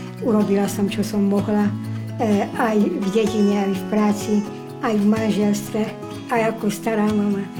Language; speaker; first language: Slovak; early bilingual, heritage; Slovak